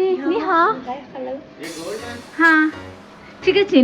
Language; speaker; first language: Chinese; non-native, learner; Urdu